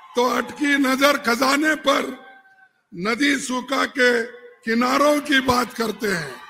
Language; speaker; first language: Hindi; non-native, local second language; Kannada